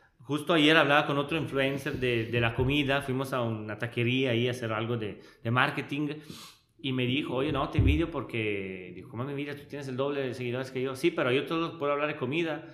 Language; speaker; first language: Spanish; non-native, fluent; Italian